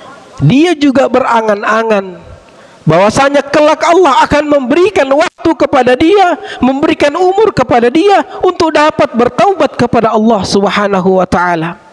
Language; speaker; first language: Indonesian; native; Indonesian